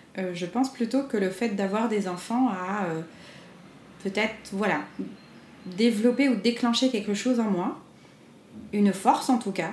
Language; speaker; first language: French; non-native, local second language; Arabic